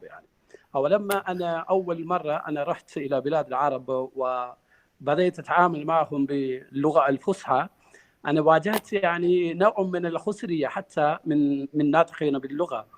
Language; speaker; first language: Arabic; non-native, fluent; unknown